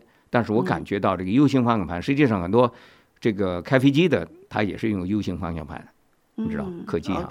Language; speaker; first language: Chinese; native; Chinese